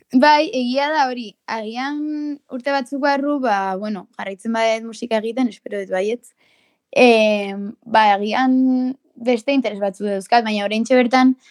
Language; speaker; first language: Basque; native; Basque